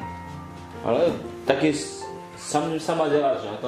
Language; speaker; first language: Czech; non-native, learner; Vietnamese